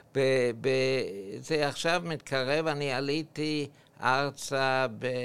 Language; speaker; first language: Hebrew; non-native, fluent; English